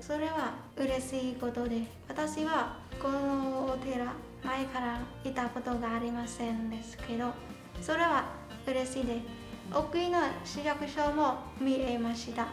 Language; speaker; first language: Japanese; non-native, learner; Burmese